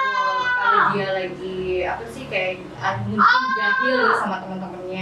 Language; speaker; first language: Indonesian; native; Indonesian